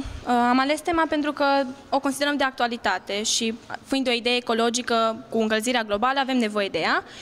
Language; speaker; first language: Romanian; native; Romanian